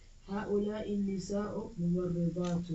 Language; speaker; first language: Arabic; non-native, learner; English